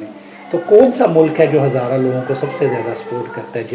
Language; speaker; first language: Urdu; native; Urdu